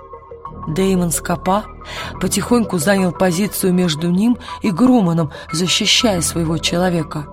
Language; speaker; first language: Russian; native; Russian